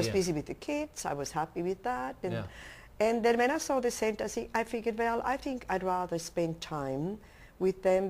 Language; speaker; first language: English; non-native, local second language; German